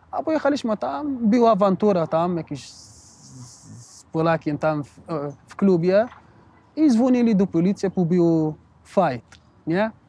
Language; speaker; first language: Polish; non-native, learner; Arabic